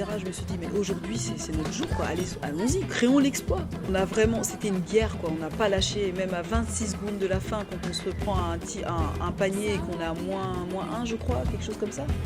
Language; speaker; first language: French; early bilingual, other home language; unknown